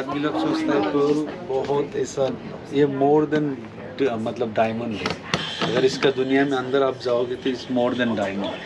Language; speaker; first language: Hindi; non-native, fluent; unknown